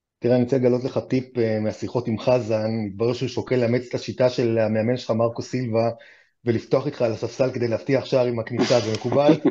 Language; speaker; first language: Hebrew; native; Hebrew